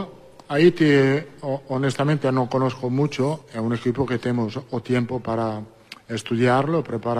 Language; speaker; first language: Portuguese; non-native, fluent; Italian